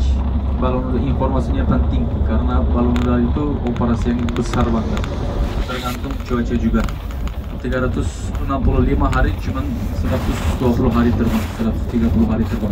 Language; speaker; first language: Indonesian; non-native, fluent; Turkish